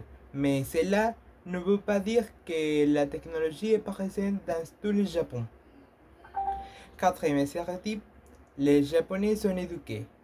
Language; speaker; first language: French; non-native, learner; Spanish